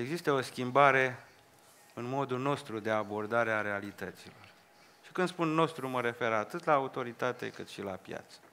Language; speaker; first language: Romanian; native; Romanian